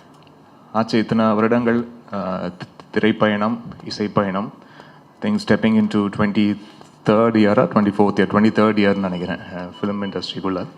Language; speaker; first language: Tamil; native; Tamil